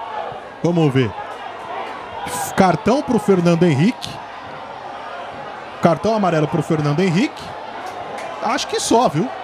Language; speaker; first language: Portuguese; native; Portuguese